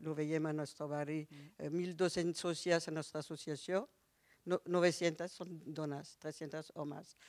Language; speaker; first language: Catalan; non-native, fluent; French